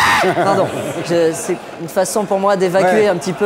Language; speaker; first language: French; native; French